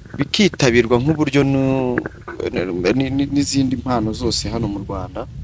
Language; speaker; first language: Kinyarwanda; native; Kinyarwanda